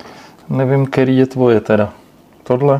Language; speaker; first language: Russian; non-native, learner; Czech